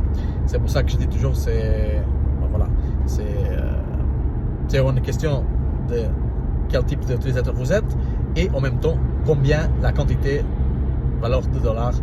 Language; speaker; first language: French; non-native, learner; Portuguese